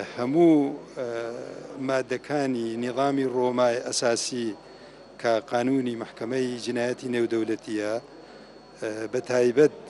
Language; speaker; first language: Central Kurdish; non-native, local second language; Kurdish